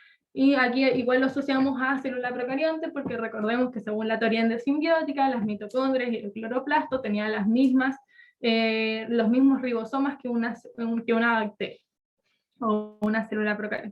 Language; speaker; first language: Spanish; native; Spanish